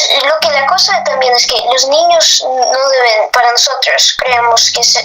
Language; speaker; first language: Spanish; non-native, fluent; English